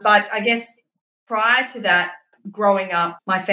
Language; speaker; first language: English; native; English